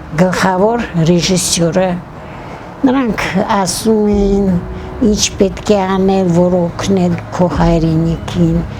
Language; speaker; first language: Armenian; native; Armenian